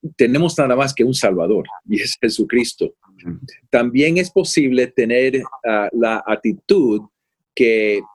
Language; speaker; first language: Spanish; early bilingual, heritage; Spanish